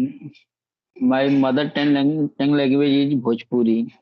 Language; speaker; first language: English; non-native, learner; Bhojpuri